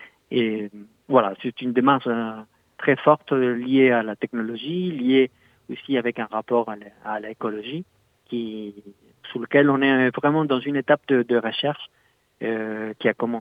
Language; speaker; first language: French; non-native, fluent; Spanish